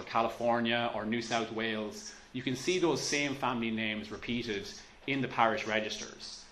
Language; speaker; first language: English; native; English